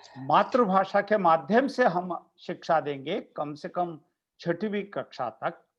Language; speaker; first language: Hindi; non-native, local second language; Kannada